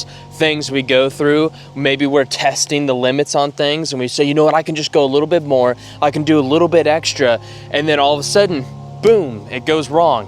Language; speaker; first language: English; native; English